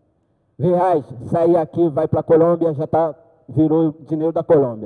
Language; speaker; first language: Portuguese; non-native, learner; Haitian Creole